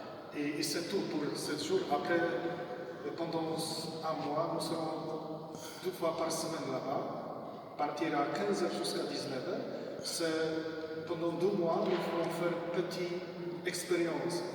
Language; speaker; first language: French; non-native, learner; Polish